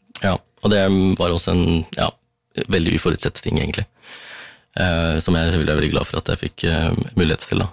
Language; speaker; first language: Norwegian; early bilingual, other home language; Tamil